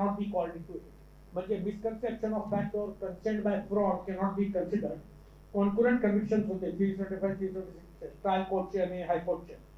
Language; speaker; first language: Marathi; non-native, local second language; Urdu